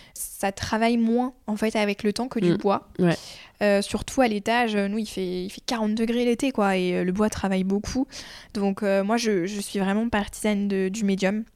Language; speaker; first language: French; native; French